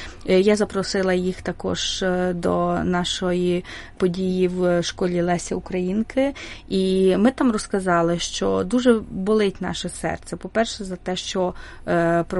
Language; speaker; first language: Ukrainian; early bilingual, heritage; Ukrainian